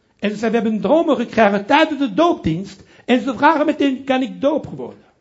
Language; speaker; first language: Dutch; non-native, local second language; French